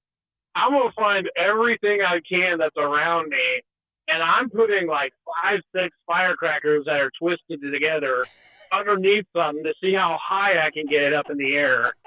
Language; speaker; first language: English; native; English